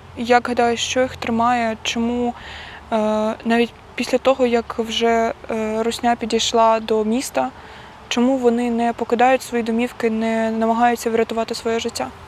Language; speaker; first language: Ukrainian; native; Ukrainian